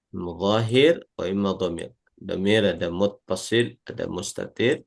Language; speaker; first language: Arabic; non-native, fluent; Indonesian